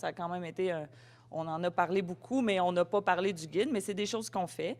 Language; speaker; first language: French; native; French